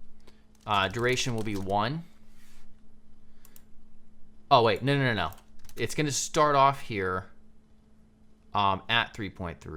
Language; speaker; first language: English; native; English